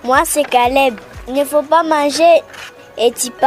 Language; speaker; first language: French; non-native, local second language; Swahili